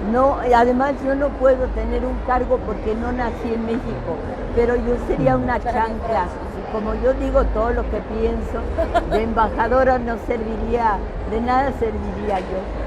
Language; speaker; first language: Spanish; early bilingual, other home language; French